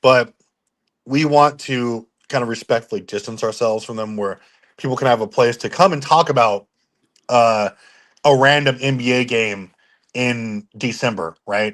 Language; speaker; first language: English; native; English